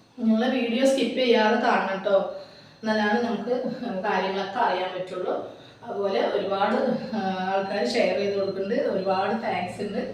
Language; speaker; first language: Malayalam; native; Malayalam